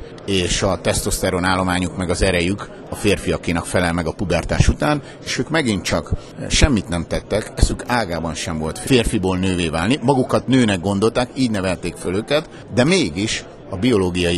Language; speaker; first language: Hungarian; native; Hungarian